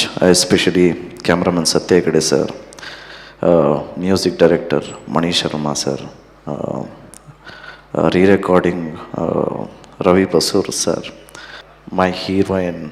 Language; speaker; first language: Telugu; non-native, learner; Kannada